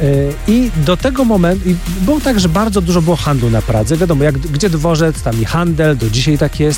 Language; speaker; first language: Polish; native; Polish